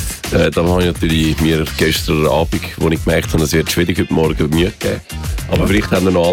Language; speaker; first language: German; native; German